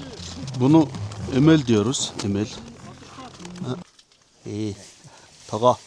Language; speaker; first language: Turkish; non-native, learner; Mongolian